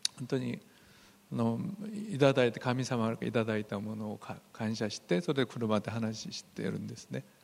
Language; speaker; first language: Japanese; non-native, fluent; Korean